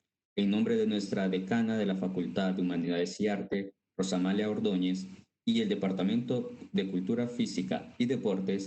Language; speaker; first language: Spanish; native; Spanish